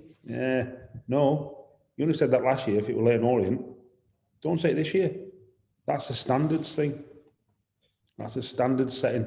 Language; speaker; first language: English; native; English